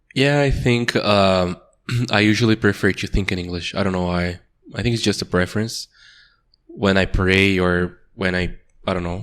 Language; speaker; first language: English; non-native, fluent; Portuguese